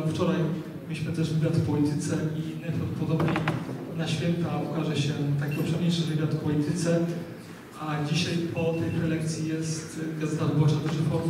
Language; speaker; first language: Polish; native; Polish